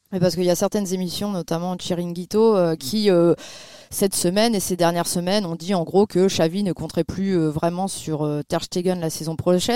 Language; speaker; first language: French; native; French